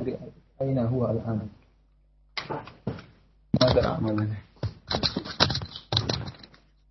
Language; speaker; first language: Arabic; non-native, fluent; Indonesian